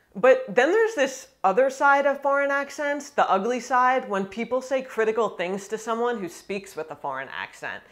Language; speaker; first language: English; native; English